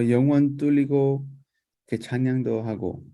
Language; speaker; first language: Korean; non-native, fluent; Spanish